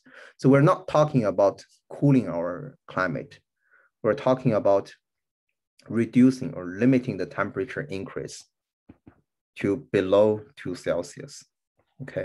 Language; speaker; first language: English; non-native, fluent; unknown